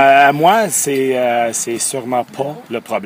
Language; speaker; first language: French; non-native, fluent; English